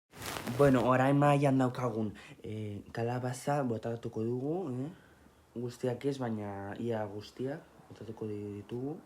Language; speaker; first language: Basque; non-native, local second language; Spanish